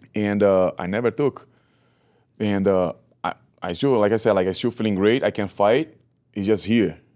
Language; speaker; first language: English; non-native, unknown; Portuguese